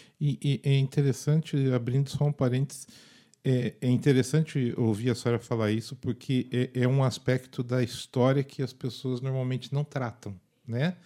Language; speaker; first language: Portuguese; native; Portuguese